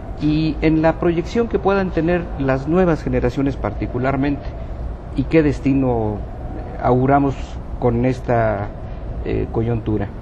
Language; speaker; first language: Spanish; native; Spanish